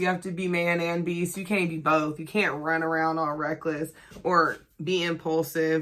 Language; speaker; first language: English; native; English